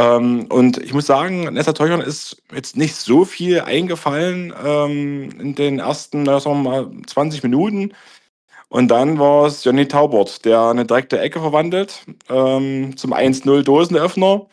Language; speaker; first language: German; native; German